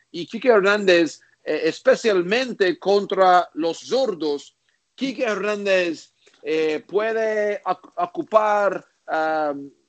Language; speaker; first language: Spanish; non-native, learner; English